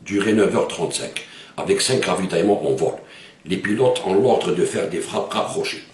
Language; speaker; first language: French; non-native, local second language; Arabic